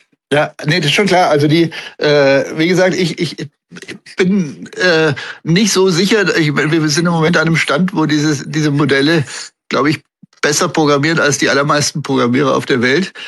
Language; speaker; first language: German; native; German